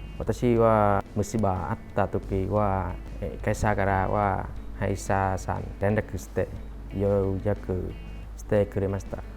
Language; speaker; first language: Japanese; non-native, learner; Vietnamese